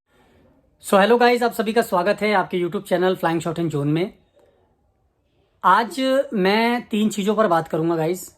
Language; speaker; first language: Hindi; native; Hindi